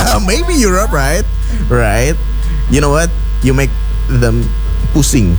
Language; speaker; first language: English; non-native, fluent; Indonesian